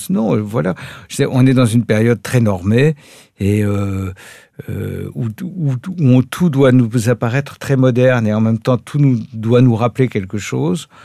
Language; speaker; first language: French; native; French